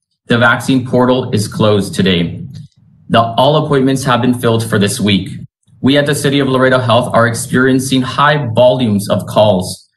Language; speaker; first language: English; native; English